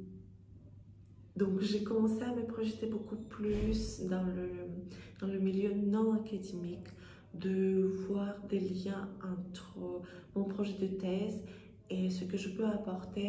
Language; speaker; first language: French; non-native, fluent; Russian